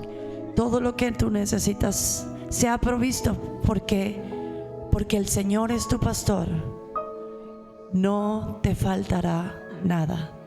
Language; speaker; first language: Spanish; native; Spanish